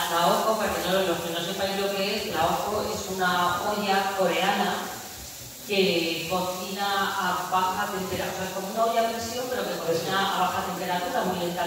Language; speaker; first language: Spanish; native; Spanish